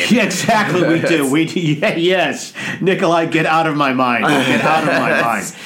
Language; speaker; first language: English; native; English